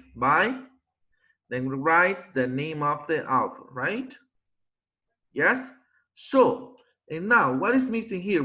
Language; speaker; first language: English; non-native, fluent; Spanish